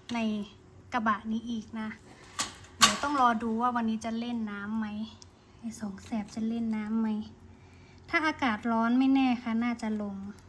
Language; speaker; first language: Thai; native; Thai